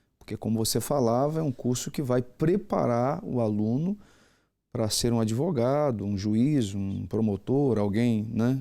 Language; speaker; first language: Portuguese; native; Portuguese